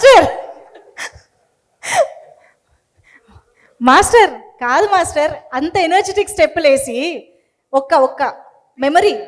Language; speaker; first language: Telugu; native; Telugu